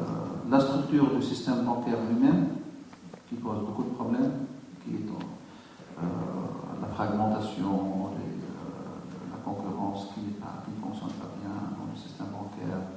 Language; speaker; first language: French; non-native, local second language; Arabic